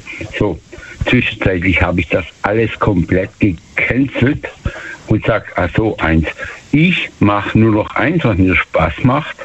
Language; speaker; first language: German; native; German